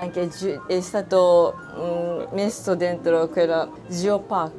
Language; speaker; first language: Italian; non-native, fluent; Japanese